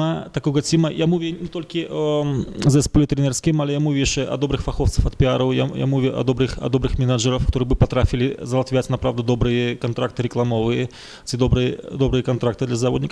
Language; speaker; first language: Polish; non-native, fluent; Russian